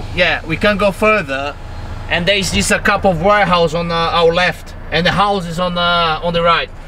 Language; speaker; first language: English; non-native, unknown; Portuguese